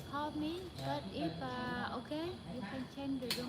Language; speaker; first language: English; non-native, learner; Vietnamese